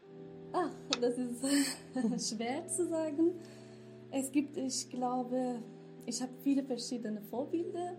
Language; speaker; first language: German; non-native, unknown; Kurdish